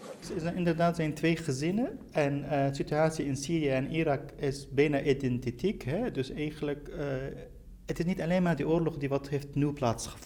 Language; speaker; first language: Dutch; non-native, fluent; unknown